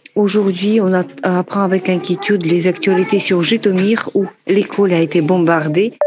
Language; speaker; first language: French; non-native, fluent; Ukrainian